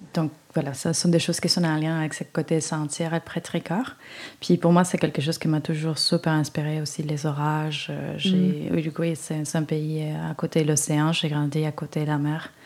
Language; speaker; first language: French; non-native, fluent; Spanish